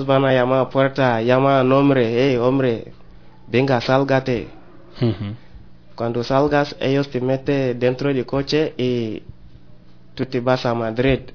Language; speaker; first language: Spanish; non-native, learner; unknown